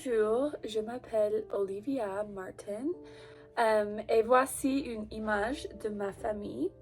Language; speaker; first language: French; non-native, learner; English